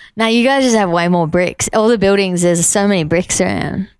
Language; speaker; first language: English; native; English